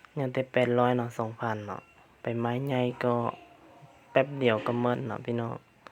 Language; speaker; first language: Thai; native; Thai